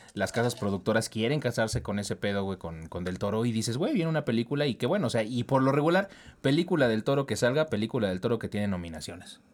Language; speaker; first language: Spanish; native; Spanish